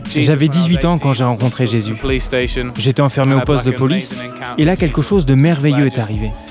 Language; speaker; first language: French; non-native, fluent; English